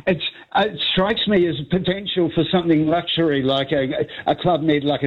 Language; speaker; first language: English; native; English